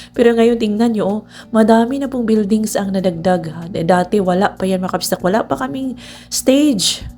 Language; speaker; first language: Filipino; non-native, local second language; Cebuano